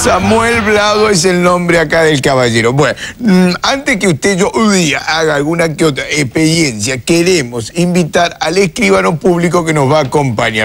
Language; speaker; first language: Spanish; native; Spanish